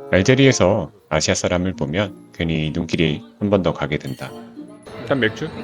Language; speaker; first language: Korean; native; Korean